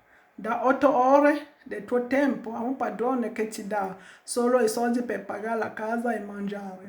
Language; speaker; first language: Italian; non-native, learner; French